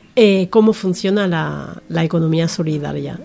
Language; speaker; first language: Spanish; non-native, fluent; French